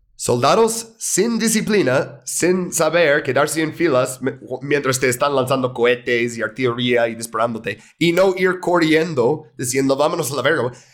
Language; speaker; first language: Spanish; non-native, fluent; English